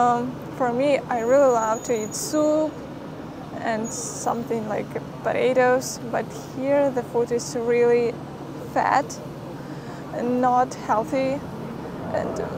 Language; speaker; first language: English; non-native, fluent; Ukrainian